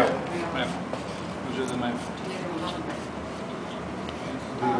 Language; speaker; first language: Chinese; non-native, learner; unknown